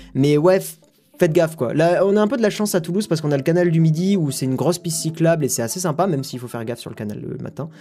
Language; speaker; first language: French; native; French